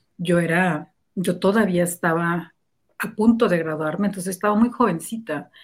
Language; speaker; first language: Spanish; native; Spanish